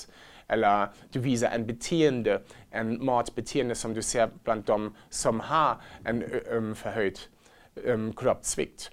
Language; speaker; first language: Swedish; non-native, fluent; German